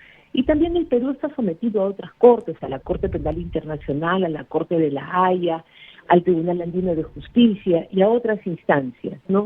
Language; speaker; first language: Spanish; native; Spanish